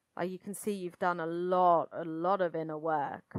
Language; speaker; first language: English; native; English